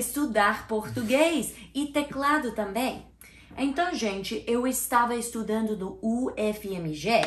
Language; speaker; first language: Portuguese; non-native, learner; English